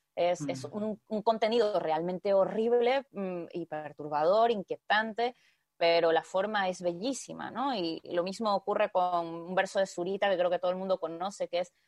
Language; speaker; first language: Spanish; native; Spanish